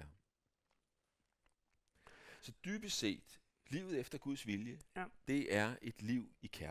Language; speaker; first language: Danish; native; Danish